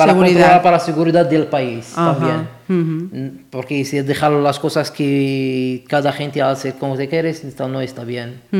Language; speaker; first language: Spanish; non-native, learner; Arabic